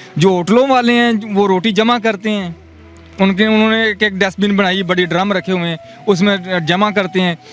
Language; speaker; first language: Urdu; non-native, local second language; Punjabi